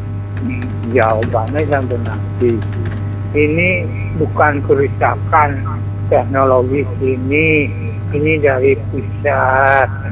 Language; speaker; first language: Indonesian; non-native, local second language; Balinese